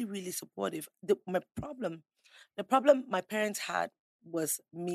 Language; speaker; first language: English; non-native, local second language; Ibibio